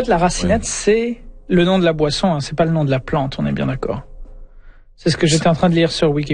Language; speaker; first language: French; native; French